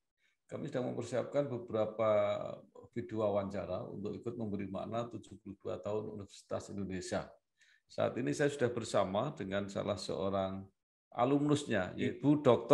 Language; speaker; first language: Indonesian; native; Indonesian